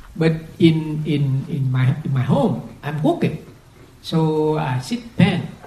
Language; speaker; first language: English; non-native, fluent; Vietnamese